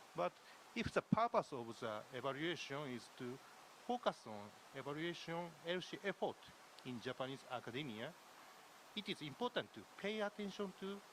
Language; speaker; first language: English; non-native, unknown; Japanese